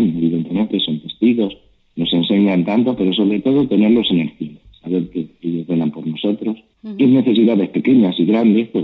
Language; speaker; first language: Spanish; native; Spanish